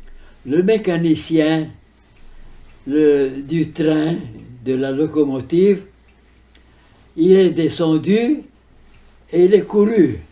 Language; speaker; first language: French; early bilingual, heritage; French